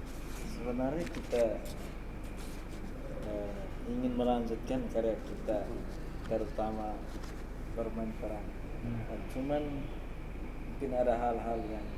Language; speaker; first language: Indonesian; non-native, learner; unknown